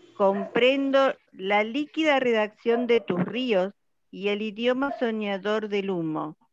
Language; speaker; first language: Spanish; native; Spanish